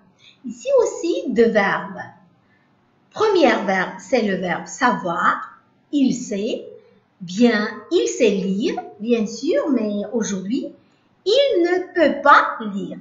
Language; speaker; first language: French; non-native, learner; Uzbek